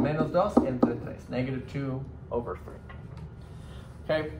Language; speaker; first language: Spanish; non-native, fluent; English